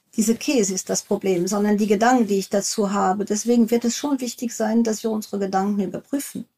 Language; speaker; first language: German; non-native, fluent; French